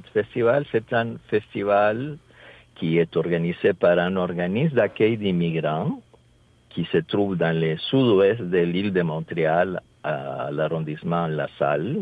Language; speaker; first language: French; non-native, fluent; Spanish